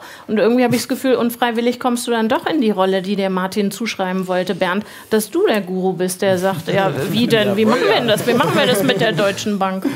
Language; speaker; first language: German; native; German